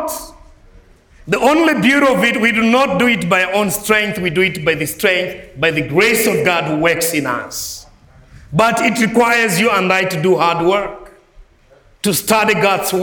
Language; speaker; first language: English; non-native, local second language; Nyanja